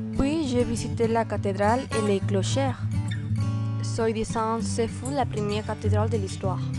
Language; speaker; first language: French; non-native, learner; Spanish